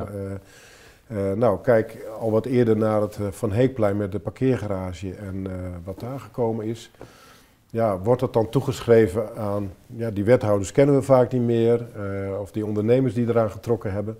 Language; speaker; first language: Dutch; native; Dutch